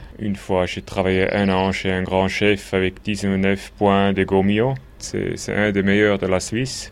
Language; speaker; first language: French; non-native, local second language; German